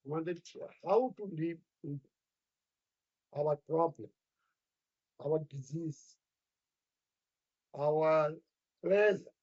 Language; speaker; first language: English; non-native, fluent; Bangla